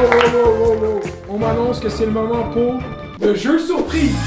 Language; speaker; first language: French; native; French